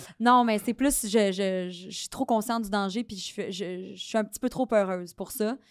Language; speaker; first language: French; native; French